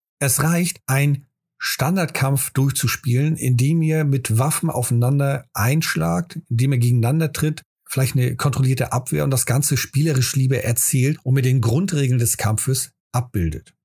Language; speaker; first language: German; native; German